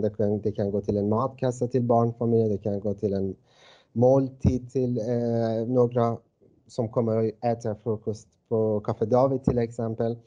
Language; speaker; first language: Swedish; non-native, fluent; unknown